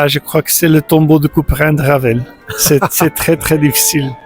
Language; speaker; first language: French; non-native, local second language; Dutch